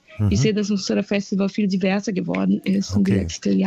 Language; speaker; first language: German; non-native, fluent; Portuguese